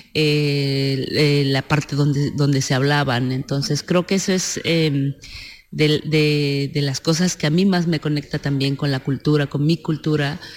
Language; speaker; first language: Spanish; native; Spanish